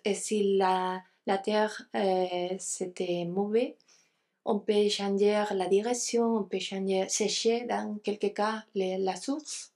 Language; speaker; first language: French; non-native, fluent; Spanish